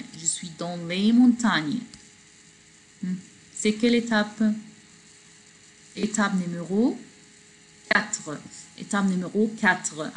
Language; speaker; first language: French; non-native, fluent; Arabic